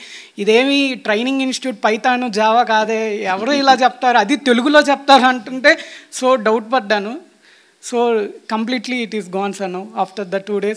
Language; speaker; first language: Telugu; native; Telugu